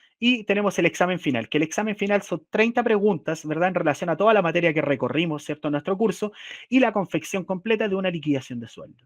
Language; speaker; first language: Spanish; native; Spanish